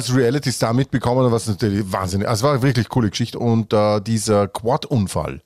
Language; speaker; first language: German; native; German